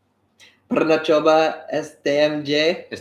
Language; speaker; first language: Indonesian; non-native, learner; English